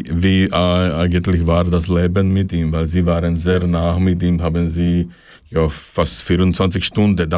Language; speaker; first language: German; non-native, fluent; Slovak